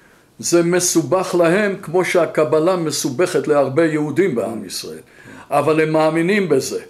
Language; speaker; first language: Hebrew; non-native, fluent; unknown